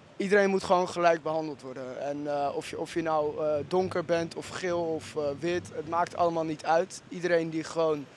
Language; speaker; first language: Dutch; early bilingual, other home language; Arabic